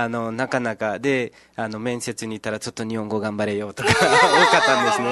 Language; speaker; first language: Japanese; non-native, fluent; Nepali